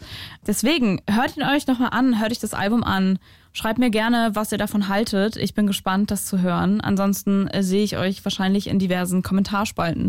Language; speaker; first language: German; native; German